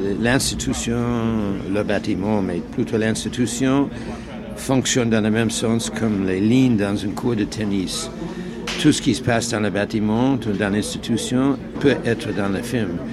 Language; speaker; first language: French; non-native, fluent; English